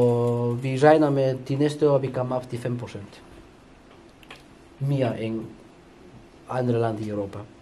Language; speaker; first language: Danish; non-native, fluent; Spanish